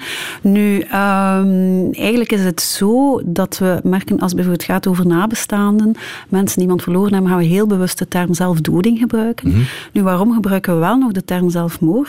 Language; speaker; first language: Dutch; native; Dutch